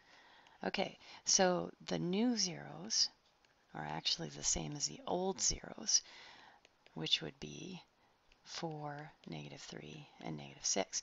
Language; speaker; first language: English; native; English